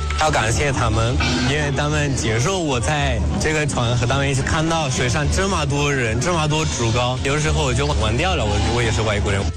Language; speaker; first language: Chinese; non-native, learner; Spanish